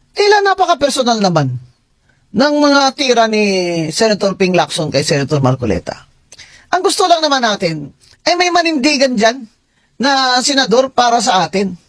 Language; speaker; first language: Filipino; non-native, local second language; Hiligaynon